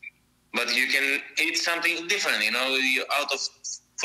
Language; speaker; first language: English; non-native, fluent; Greek